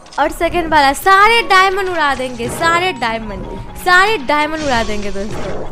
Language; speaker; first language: Hindi; non-native, local second language; Bangla